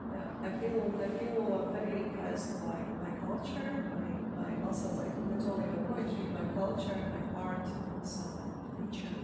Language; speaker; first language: English; non-native, fluent; Latvian